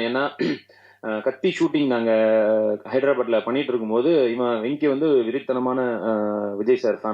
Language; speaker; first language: Tamil; native; Tamil